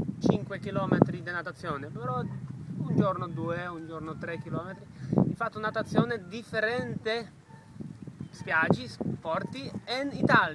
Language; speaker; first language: Italian; non-native, learner; Czech